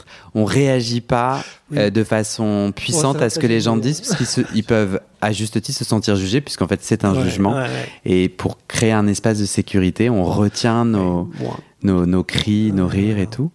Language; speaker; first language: French; native; French